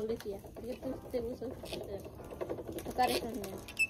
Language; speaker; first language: Spanish; early bilingual, heritage; Spanish